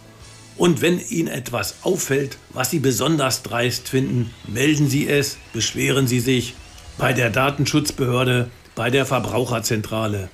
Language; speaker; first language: German; native; German